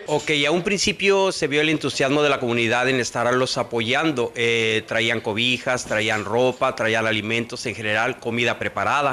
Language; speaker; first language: Spanish; native; Spanish